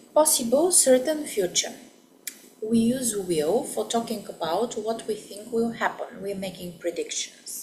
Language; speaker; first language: English; non-native, fluent; Bulgarian